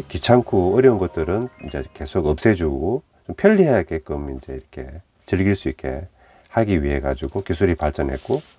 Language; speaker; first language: Korean; native; Korean